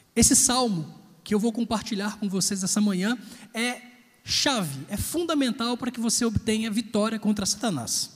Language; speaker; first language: Portuguese; native; Portuguese